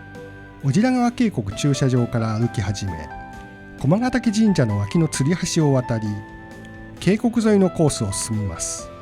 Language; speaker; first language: Japanese; native; Japanese